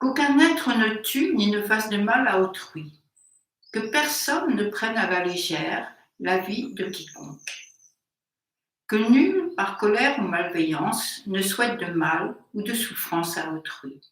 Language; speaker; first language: French; native; French